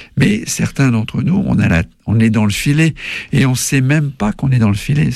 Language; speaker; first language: French; native; French